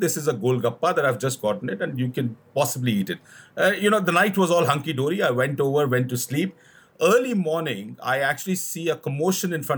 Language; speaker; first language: English; non-native, local second language; Hindi